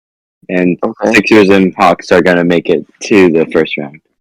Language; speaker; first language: English; native; English